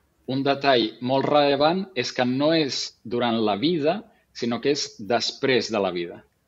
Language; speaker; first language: Catalan; non-native, local second language; Spanish